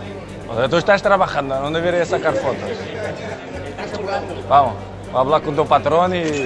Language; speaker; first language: Spanish; non-native, fluent; Portuguese